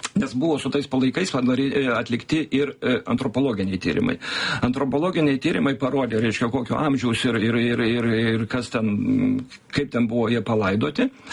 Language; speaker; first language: Lithuanian; native; Lithuanian